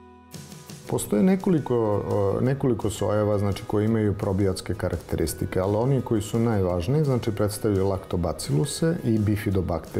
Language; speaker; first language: Serbian; native; Serbian